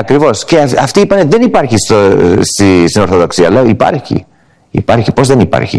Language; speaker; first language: Greek; early bilingual, heritage; Greek